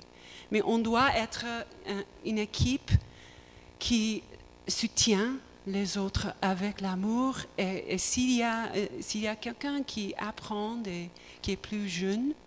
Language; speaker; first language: French; non-native, learner; English